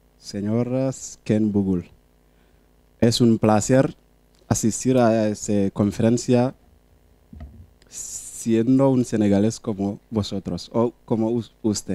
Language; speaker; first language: Spanish; non-native, local second language; Wolof